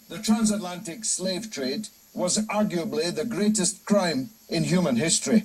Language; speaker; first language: English; native; English